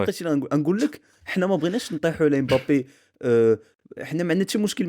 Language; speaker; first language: Arabic; native; Arabic